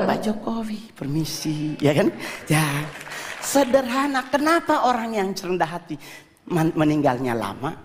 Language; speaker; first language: Indonesian; native; Indonesian